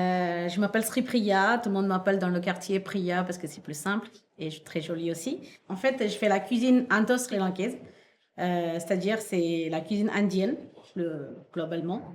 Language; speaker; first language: French; non-native, fluent; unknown